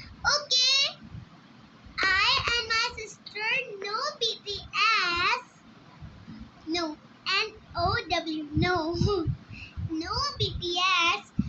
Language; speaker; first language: English; non-native, learner; Urdu